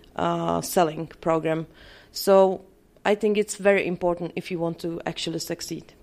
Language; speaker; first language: English; non-native, fluent; Czech